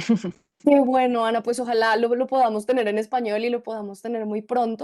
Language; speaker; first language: Spanish; native; Spanish